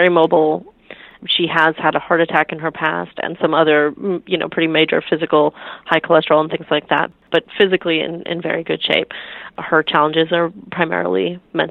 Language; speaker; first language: English; native; English